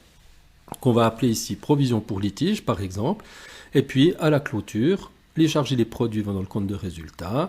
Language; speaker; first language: French; native; French